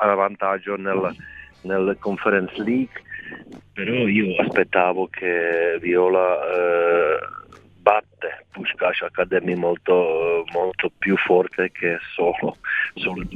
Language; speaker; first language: Italian; non-native, fluent; Czech